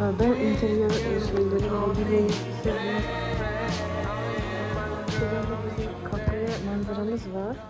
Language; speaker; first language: Turkish; non-native, fluent; Russian